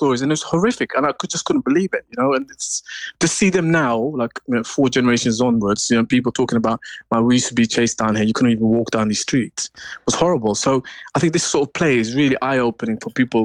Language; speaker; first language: English; native; English